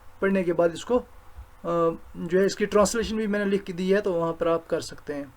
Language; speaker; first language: Urdu; non-native, local second language; Kashmiri